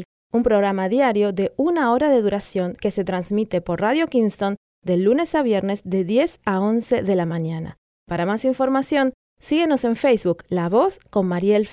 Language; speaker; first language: Spanish; native; Spanish